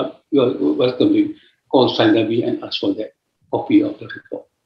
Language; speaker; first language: English; non-native, local second language; Malay